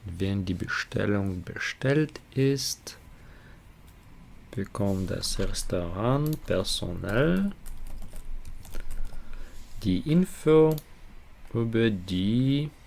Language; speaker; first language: German; non-native, learner; Ukrainian